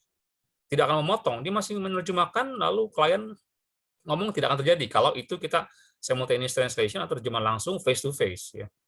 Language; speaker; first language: Indonesian; native; Indonesian